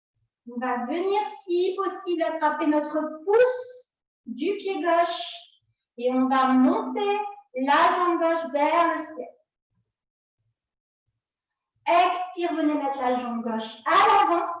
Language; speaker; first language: French; native; French